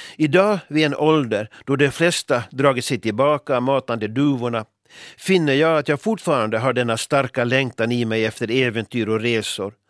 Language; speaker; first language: Swedish; native; Swedish